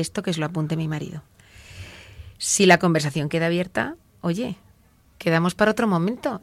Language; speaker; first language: Spanish; native; Spanish